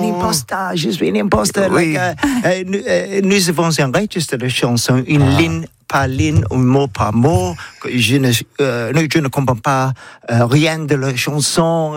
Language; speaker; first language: French; non-native, learner; English